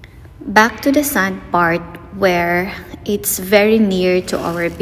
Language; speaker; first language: English; non-native, local second language; Filipino